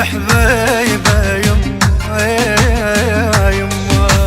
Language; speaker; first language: Arabic; native; Arabic